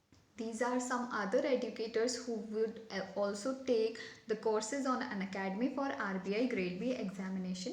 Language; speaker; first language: English; non-native, local second language; Hindi